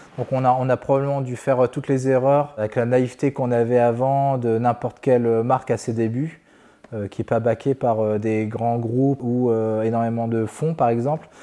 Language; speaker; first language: French; native; French